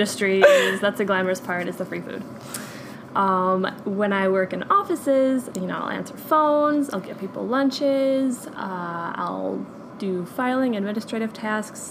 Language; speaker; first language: English; native; English